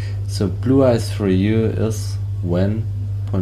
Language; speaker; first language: English; non-native, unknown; German